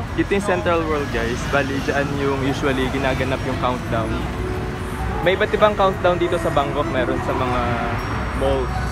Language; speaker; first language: Filipino; non-native, local second language; Cebuano